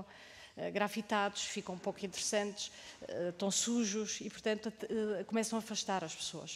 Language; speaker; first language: Portuguese; native; Portuguese